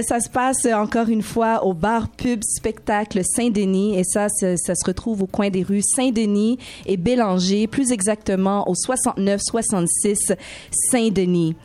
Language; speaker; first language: French; native; French